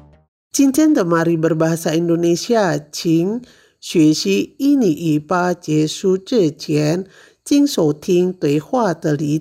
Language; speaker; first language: Chinese; non-native, fluent; Indonesian